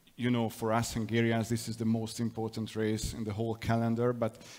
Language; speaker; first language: English; non-native, fluent; Hungarian